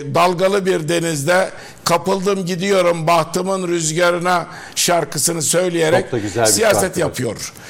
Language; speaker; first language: Turkish; native; Turkish